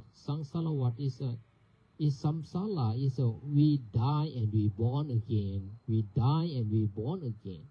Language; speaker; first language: English; non-native, learner; Thai